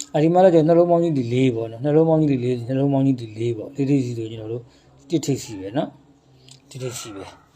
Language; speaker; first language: Burmese; native; Burmese